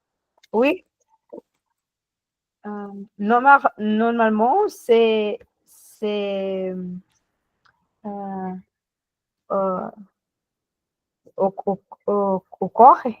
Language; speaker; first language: French; non-native, learner; Portuguese